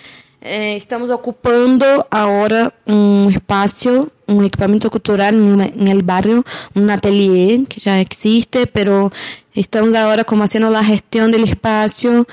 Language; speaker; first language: Spanish; non-native, learner; Portuguese